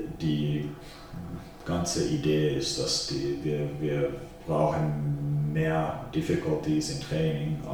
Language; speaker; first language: German; non-native, fluent; Finnish